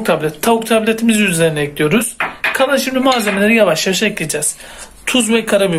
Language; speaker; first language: Turkish; native; Turkish